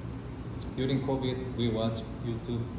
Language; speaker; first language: English; non-native, learner; Korean